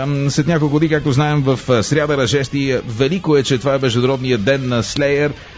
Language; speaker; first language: Bulgarian; native; Bulgarian